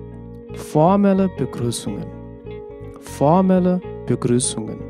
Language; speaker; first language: German; non-native, fluent; Nepali